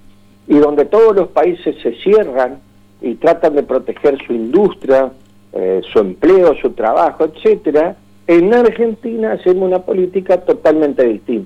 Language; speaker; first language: Spanish; native; Spanish